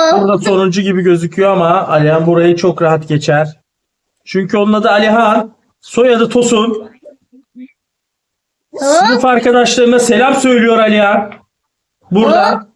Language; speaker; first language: Turkish; native; Turkish